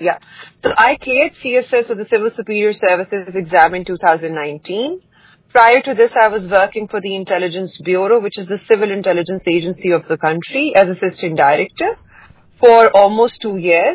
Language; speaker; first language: English; non-native, local second language; Urdu